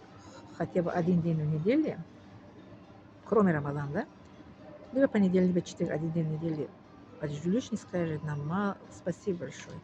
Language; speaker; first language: Russian; non-native, fluent; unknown